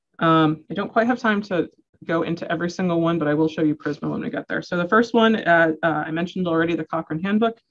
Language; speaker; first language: English; native; English